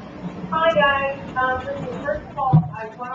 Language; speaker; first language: English; native; English